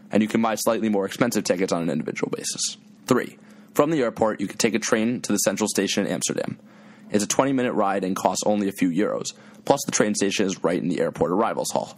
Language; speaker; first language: English; native; English